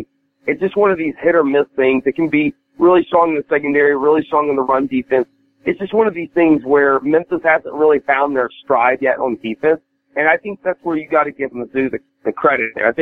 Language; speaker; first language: English; native; English